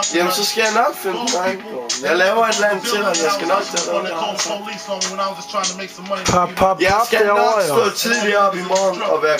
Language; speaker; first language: Danish; native; Danish